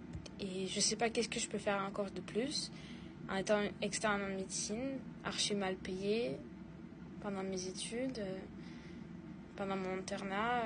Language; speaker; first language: French; non-native, fluent; Russian